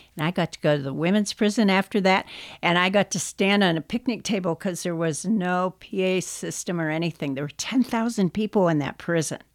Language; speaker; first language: English; native; English